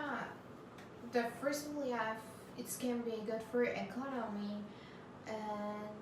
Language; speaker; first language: English; non-native, learner; Turkish